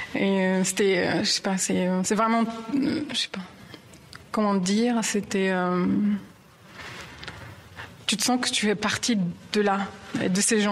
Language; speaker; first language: French; non-native, local second language; Arabic